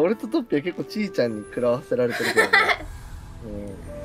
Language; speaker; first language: Japanese; native; Japanese